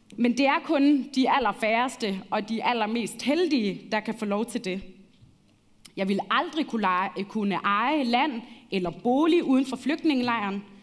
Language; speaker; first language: Danish; early bilingual, other home language; Arabic